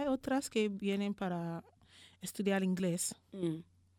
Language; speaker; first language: Spanish; non-native, learner; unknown